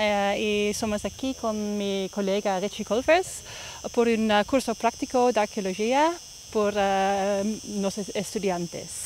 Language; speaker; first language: Spanish; non-native, learner; Dutch